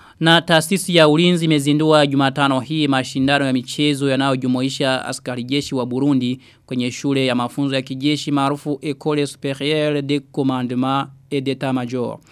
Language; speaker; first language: Swahili; non-native, local second language; Rundi